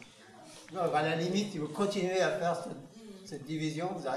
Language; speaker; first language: French; native; French